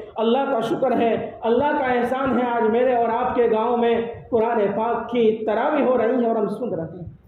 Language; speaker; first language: Urdu; non-native, local second language; Gujarati